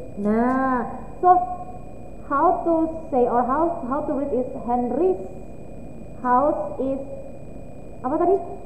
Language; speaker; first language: English; non-native, fluent; Indonesian